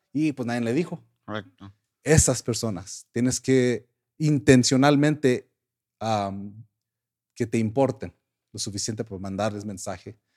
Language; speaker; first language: Spanish; early bilingual, heritage; Spanish